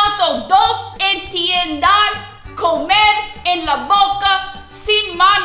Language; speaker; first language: Spanish; non-native, learner; English